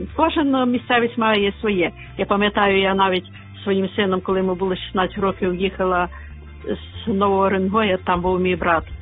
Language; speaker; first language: Ukrainian; native; Ukrainian